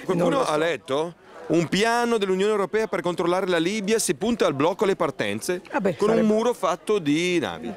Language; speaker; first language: Italian; native; Italian